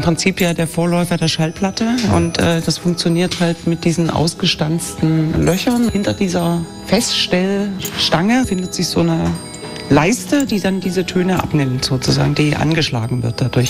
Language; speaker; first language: German; native; German